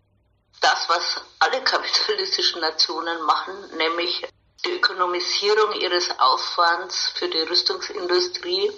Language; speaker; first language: German; native; German